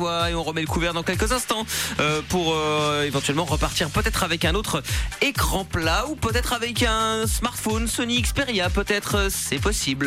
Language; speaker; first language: French; native; French